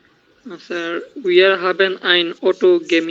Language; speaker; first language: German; non-native, learner; Bangla